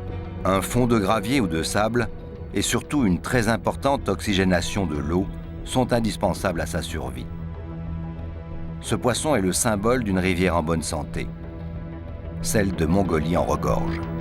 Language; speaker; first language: French; native; French